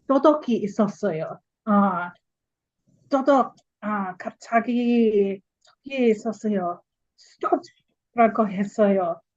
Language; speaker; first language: Korean; non-native, learner; English